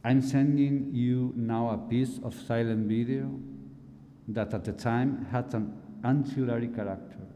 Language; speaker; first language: English; non-native, fluent; Spanish